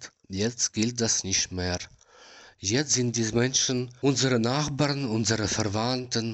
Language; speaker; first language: German; non-native, learner; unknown